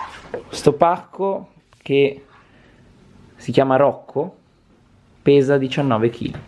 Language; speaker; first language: Italian; native; Italian